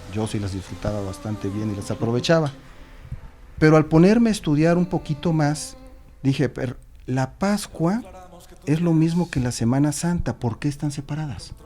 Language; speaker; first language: Spanish; native; Spanish